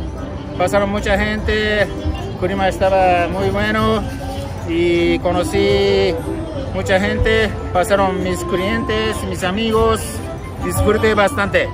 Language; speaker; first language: Spanish; non-native, learner; Japanese